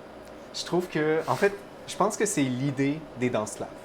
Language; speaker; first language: French; native; French